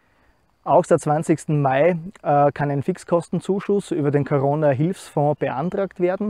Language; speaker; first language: German; native; German